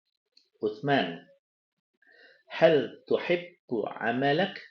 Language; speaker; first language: Arabic; non-native, fluent; Indonesian